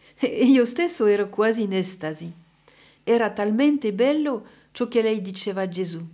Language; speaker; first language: Italian; non-native, fluent; French